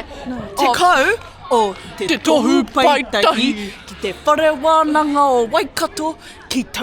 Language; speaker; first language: Māori; non-native, learner; English